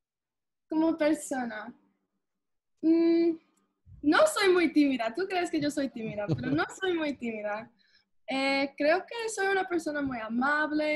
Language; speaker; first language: Spanish; early bilingual, heritage; English